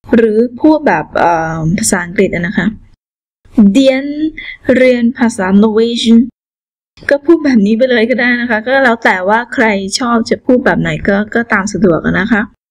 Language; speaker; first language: Thai; native; Thai